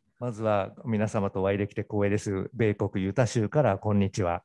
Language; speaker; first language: Japanese; native; Japanese